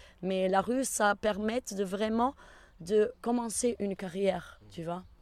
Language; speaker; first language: French; non-native, fluent; Portuguese